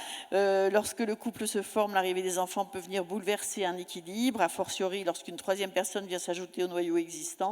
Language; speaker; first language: French; native; French